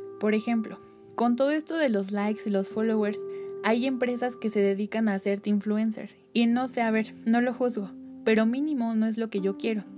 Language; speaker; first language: Spanish; native; Spanish